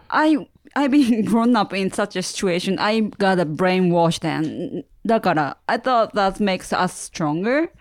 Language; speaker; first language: English; non-native, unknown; Japanese